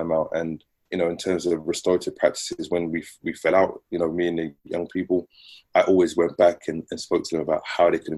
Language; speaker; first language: English; native; English